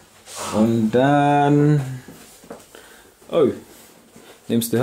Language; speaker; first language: German; non-native, learner; English